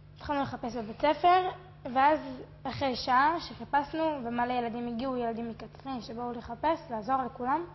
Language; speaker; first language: Hebrew; native; Hebrew